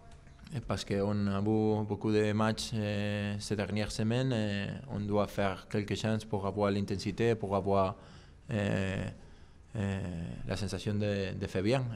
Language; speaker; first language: French; non-native, learner; Spanish